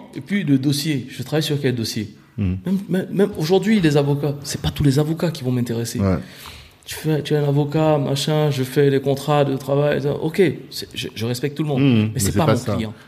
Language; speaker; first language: French; native; French